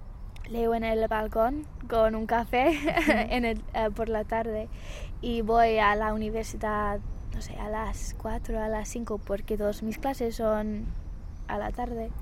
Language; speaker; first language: Spanish; non-native, fluent; English